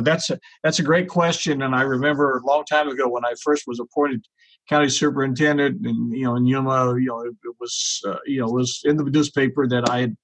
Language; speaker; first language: English; native; English